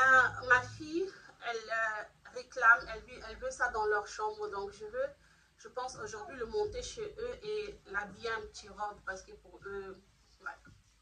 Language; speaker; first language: French; non-native, local second language; Lingala